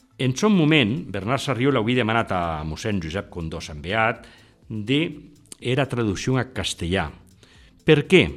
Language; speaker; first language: Catalan; non-native, local second language; Occitan